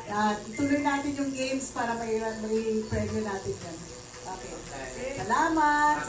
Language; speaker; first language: Filipino; non-native, local second language; Iloko